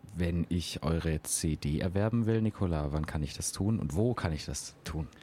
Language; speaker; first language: German; native; German